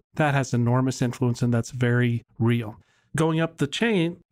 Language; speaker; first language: English; native; English